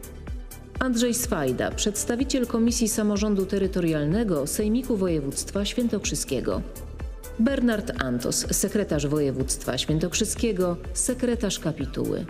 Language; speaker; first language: Polish; native; Polish